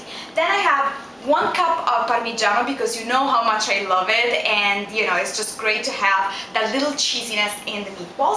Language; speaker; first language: English; non-native, fluent; Italian